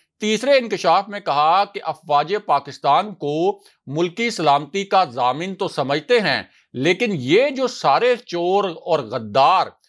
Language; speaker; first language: Urdu; native; Urdu